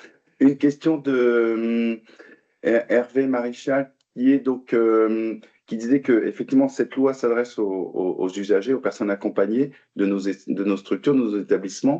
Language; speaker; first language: French; native; French